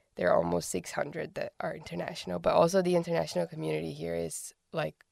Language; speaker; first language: English; non-native, fluent; Portuguese